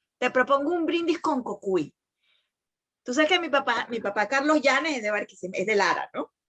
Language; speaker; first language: Spanish; native; Spanish